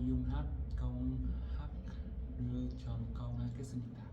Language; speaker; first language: Korean; non-native, learner; Vietnamese